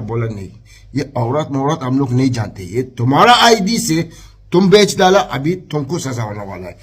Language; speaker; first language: Hindi; non-native, fluent; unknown